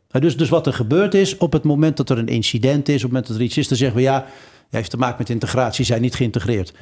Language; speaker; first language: Dutch; early bilingual, other home language; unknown